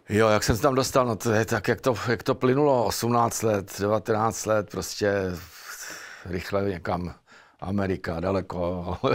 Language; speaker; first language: Czech; native; Czech